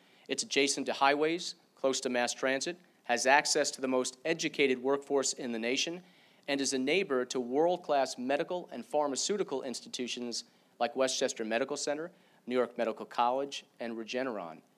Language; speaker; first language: English; native; English